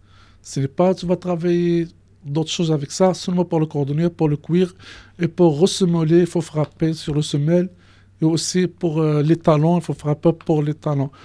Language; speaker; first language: French; non-native, learner; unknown